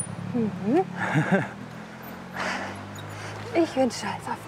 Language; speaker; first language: German; native; German